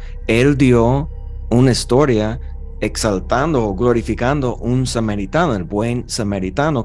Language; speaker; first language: Spanish; non-native, fluent; English